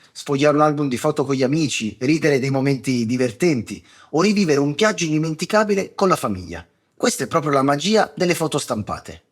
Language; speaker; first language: Italian; native; Italian